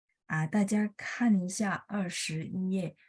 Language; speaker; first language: Chinese; non-native, fluent; Indonesian